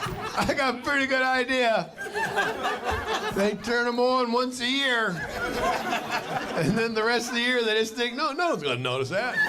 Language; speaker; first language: English; native; English